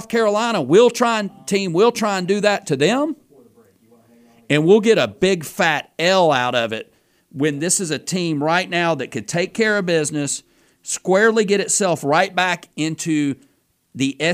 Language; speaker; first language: English; native; English